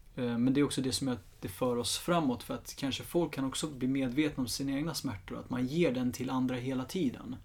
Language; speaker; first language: Swedish; early bilingual, other home language; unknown